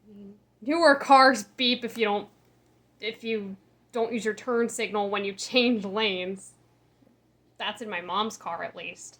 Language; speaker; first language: English; native; English